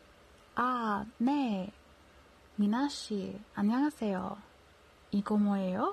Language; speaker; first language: Korean; non-native, learner; English